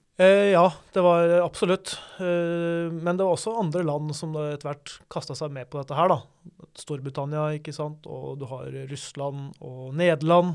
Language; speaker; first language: Norwegian; native; Norwegian